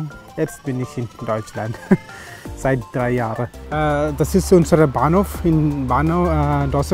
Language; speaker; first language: German; non-native, learner; Malayalam